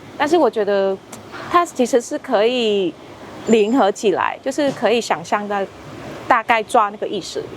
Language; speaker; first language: Chinese; non-native, fluent; Vietnamese